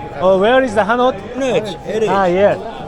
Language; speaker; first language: English; non-native, learner; Korean